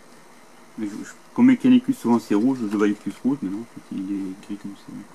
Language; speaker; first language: French; native; French